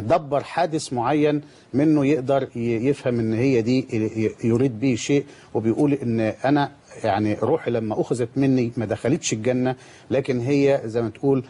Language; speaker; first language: Arabic; native; Arabic